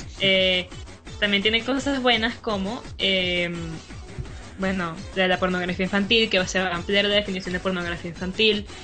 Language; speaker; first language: Spanish; native; Spanish